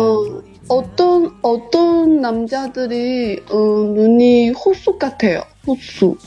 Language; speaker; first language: Korean; non-native, learner; Chinese